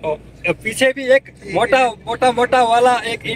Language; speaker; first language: Hindi; non-native, learner; Nepali